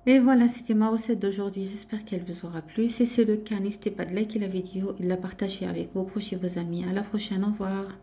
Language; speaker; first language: French; non-native, local second language; Arabic